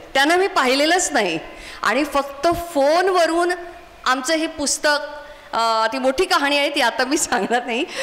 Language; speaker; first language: Marathi; non-native, local second language; Konkani